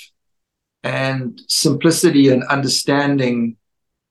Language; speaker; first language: English; native; English